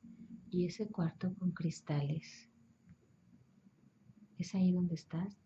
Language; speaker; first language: Spanish; native; Spanish